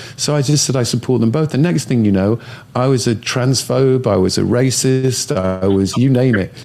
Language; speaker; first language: English; native; English